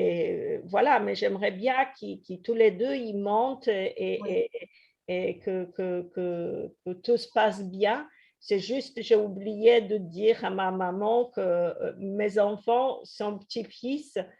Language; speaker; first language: French; non-native, fluent; Polish